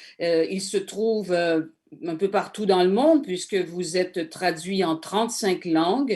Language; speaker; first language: French; native; French